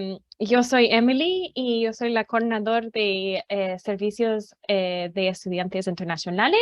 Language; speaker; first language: Spanish; non-native, fluent; English